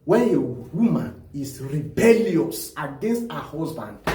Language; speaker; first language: English; non-native, local second language; Yoruba